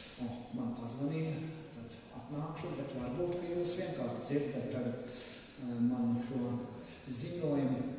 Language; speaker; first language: Latvian; native; Latvian